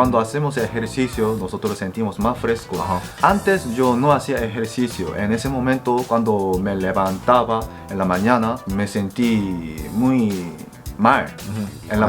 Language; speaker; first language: Spanish; non-native, fluent; Korean